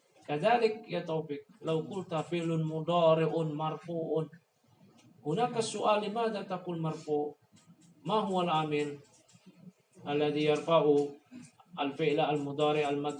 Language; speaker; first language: Arabic; non-native, fluent; Indonesian